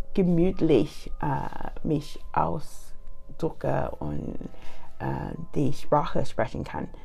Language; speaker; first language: German; non-native, fluent; English